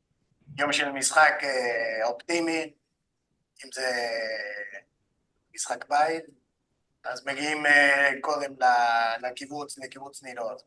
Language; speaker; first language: Hebrew; non-native, fluent; Spanish